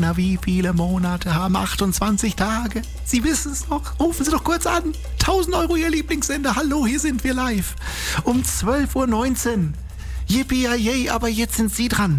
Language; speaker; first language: German; native; German